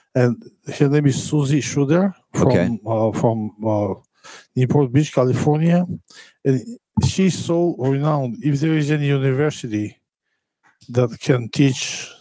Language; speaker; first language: English; non-native, fluent; Georgian